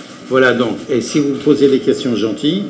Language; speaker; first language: French; native; French